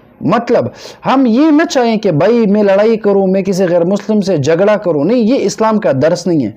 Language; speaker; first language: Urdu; non-native, local second language; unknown